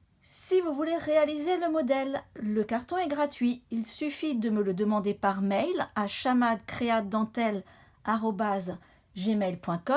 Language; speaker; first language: French; native; French